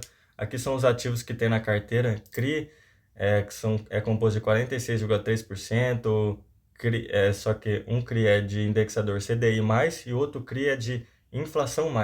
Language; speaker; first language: Portuguese; native; Portuguese